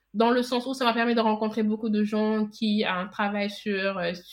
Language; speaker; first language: French; non-native, local second language; Wolof